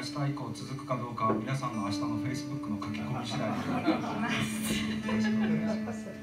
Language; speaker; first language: Japanese; native; Japanese